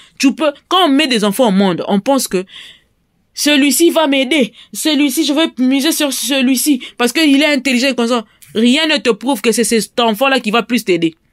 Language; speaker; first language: French; non-native, local second language; Lingala